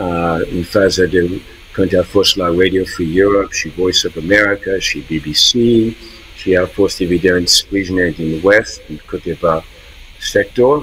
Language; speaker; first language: Romanian; early bilingual, heritage; English